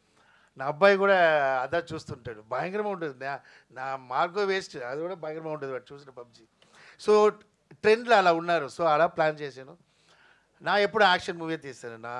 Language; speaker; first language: Telugu; non-native, fluent; Tamil